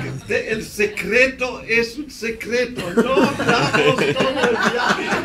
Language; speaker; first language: Spanish; non-native, fluent; Hebrew